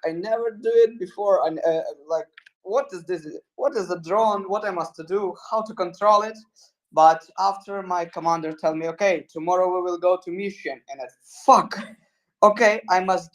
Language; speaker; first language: English; non-native, learner; Ukrainian